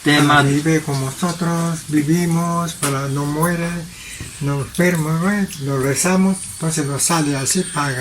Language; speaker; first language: Spanish; non-native, local second language; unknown